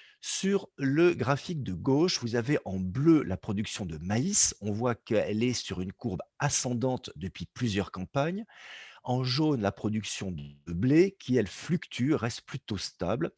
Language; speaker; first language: French; native; French